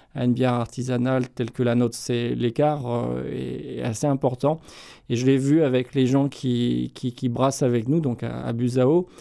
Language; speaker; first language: French; native; French